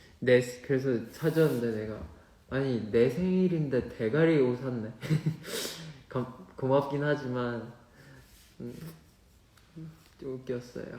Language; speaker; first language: Korean; non-native, fluent; Chinese